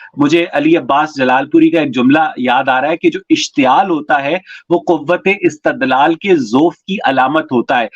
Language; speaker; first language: Urdu; native; Urdu